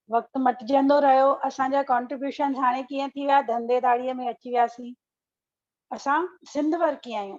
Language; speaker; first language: Sindhi; early bilingual, heritage; Sindhi